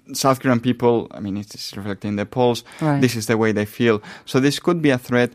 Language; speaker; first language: English; non-native, fluent; Spanish